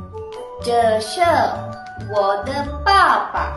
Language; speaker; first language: Chinese; non-native, fluent; Sinhala